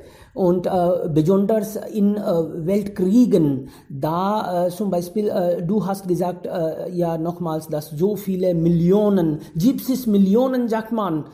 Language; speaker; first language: German; non-native, fluent; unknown